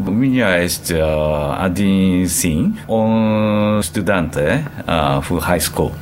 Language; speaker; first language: Russian; non-native, learner; Japanese